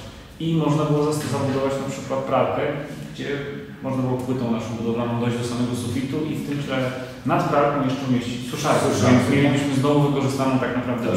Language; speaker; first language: Polish; native; Polish